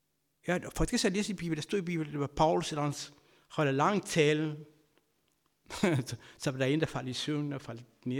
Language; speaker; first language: Danish; non-native, fluent; Kabuverdianu